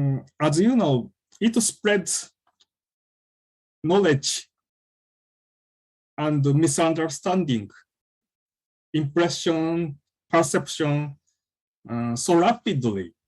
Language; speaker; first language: English; non-native, fluent; Japanese